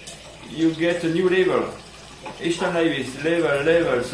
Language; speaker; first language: English; non-native, learner; French